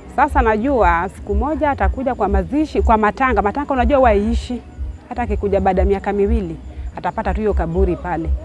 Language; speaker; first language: Swahili; non-native, local second language; Luo (Kenya and Tanzania)